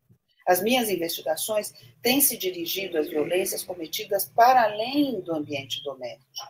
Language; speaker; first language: Portuguese; native; Portuguese